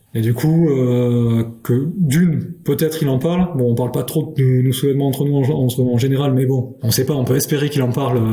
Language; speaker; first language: French; native; French